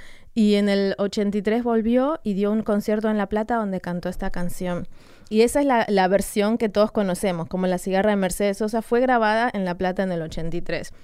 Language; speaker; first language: Spanish; native; Spanish